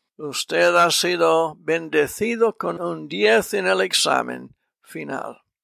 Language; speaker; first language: Spanish; non-native, fluent; English